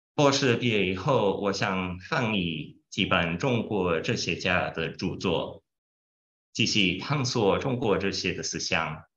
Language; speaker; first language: Chinese; non-native, fluent; Portuguese